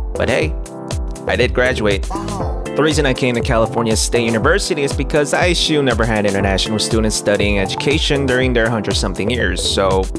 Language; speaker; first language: English; non-native, fluent; Korean